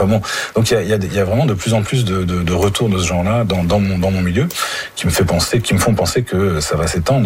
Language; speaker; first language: French; native; French